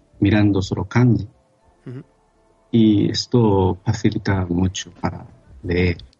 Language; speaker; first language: Spanish; non-native, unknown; Japanese